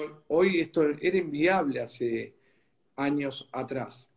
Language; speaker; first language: Spanish; native; Spanish